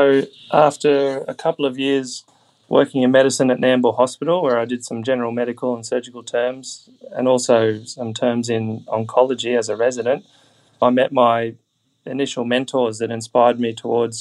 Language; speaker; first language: English; native; English